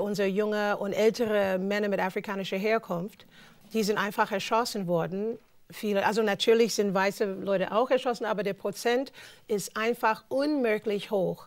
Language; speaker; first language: German; non-native, learner; English